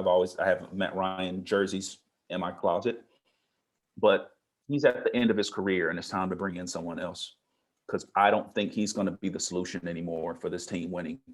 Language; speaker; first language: English; native; English